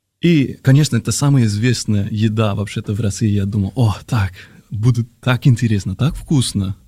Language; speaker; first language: Russian; non-native, fluent; Spanish